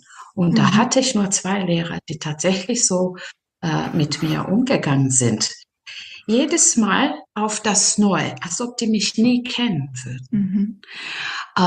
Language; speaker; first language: German; non-native, fluent; Serbian